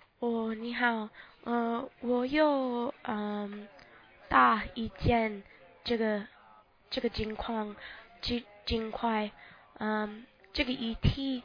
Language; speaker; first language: Chinese; non-native, learner; English